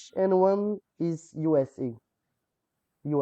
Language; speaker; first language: English; non-native, learner; Portuguese